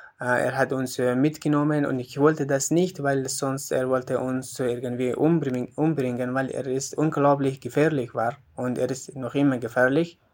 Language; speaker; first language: German; non-native, learner; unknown